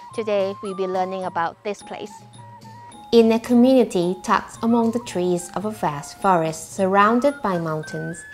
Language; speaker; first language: English; non-native, fluent; Thai